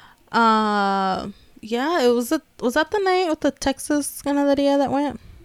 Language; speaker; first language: English; early bilingual, other home language; Spanish